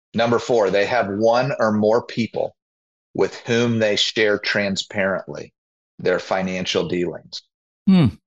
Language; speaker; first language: English; native; English